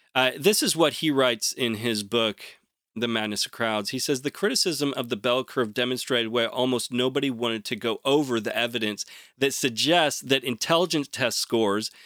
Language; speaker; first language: English; native; English